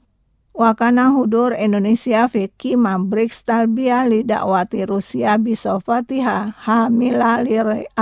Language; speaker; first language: Arabic; non-native, learner; Indonesian